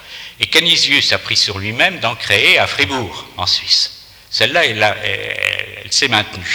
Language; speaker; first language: French; native; French